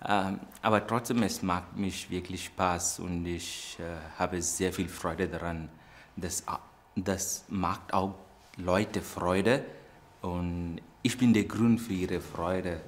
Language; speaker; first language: German; non-native, fluent; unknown